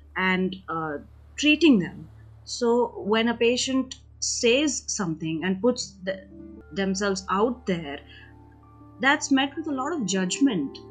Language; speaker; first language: English; non-native, local second language; Hindi